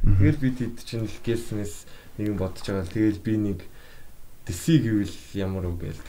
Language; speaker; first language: Mongolian; early bilingual, heritage; Mongolian